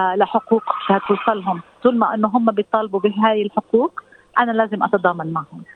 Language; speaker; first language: Arabic; native; Arabic